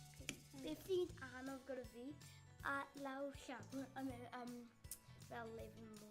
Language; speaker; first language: Welsh; non-native, local second language; English